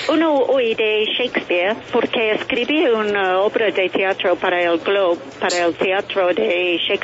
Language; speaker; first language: Spanish; non-native, learner; English